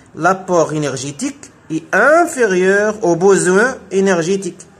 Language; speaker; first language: French; non-native, local second language; Arabic